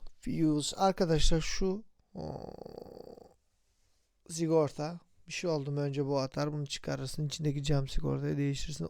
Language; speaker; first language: Turkish; native; Turkish